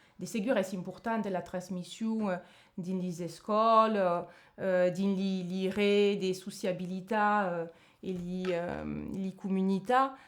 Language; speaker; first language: Occitan; non-native, local second language; French